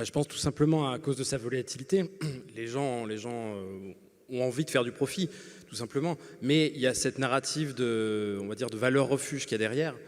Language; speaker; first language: French; native; French